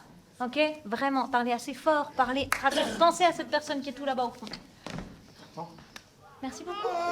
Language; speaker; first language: French; native; French